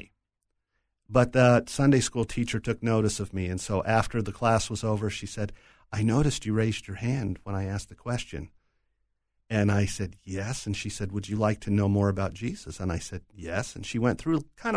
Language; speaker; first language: English; native; English